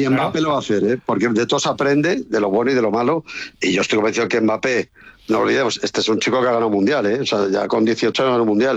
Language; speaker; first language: Spanish; native; Spanish